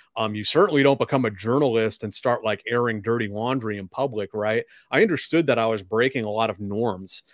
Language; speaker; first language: English; native; English